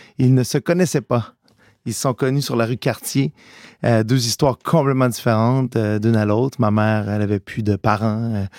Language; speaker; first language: French; early bilingual, other home language; Italian